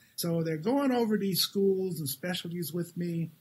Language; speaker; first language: English; native; English